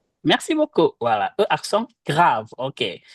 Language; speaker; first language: French; non-native, fluent; Indonesian